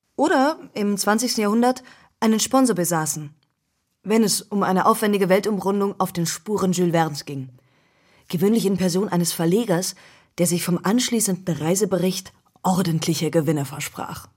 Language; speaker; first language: German; native; German